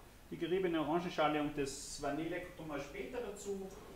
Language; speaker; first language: German; native; German